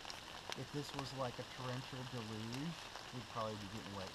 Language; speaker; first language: English; native; English